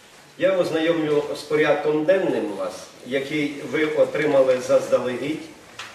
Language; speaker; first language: Ukrainian; native; Ukrainian